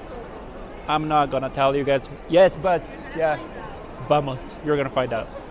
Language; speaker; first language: English; non-native, fluent; Japanese